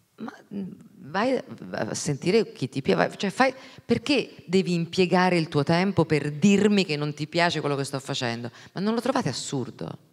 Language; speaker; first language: Italian; native; Italian